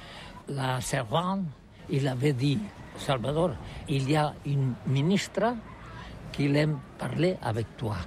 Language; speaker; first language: French; non-native, learner; Catalan